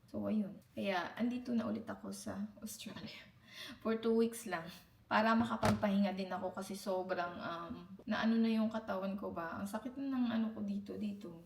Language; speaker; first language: Filipino; non-native, local second language; Cebuano